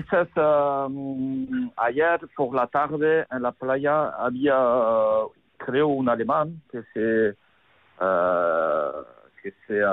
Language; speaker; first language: Spanish; non-native, learner; Basque